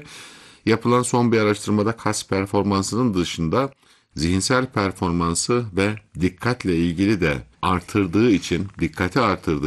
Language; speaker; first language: Turkish; native; Turkish